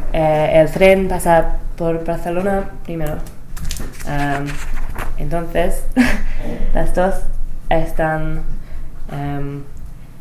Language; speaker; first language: Spanish; non-native, learner; English